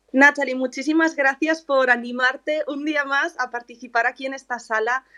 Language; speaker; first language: Spanish; native; Spanish